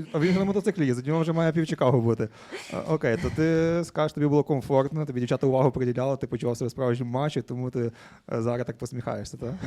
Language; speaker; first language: Ukrainian; native; Ukrainian